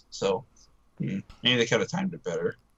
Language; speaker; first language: English; native; English